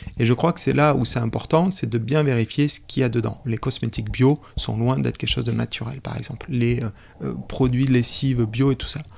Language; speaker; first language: French; native; French